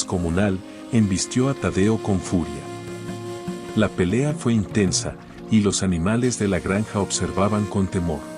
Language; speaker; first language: Spanish; native; Spanish